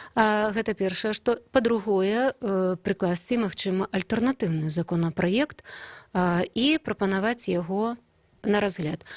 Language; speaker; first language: Belarusian; native; Belarusian